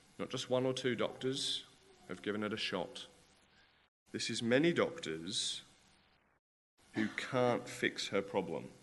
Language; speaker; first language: English; native; English